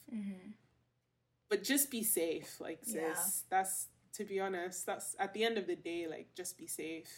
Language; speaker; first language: English; non-native, local second language; Yoruba